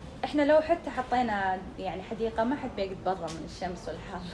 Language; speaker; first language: Arabic; native; Arabic